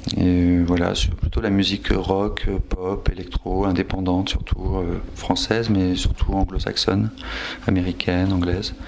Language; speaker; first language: French; native; French